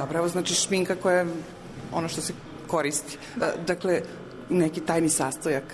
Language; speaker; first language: Serbian; native; Serbian